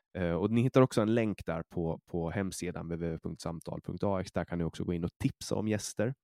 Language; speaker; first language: Swedish; native; Swedish